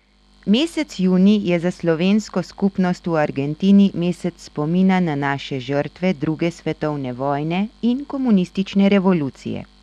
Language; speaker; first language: Slovenian; native; Slovenian